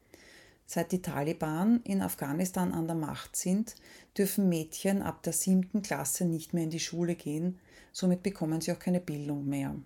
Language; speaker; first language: German; native; German